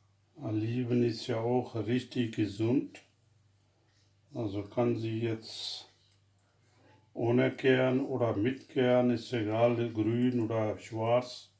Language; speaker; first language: German; non-native, fluent; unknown